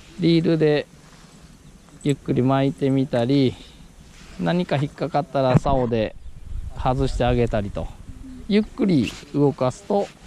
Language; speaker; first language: Japanese; native; Japanese